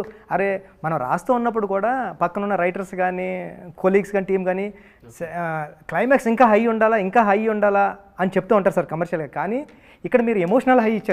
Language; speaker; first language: Telugu; native; Telugu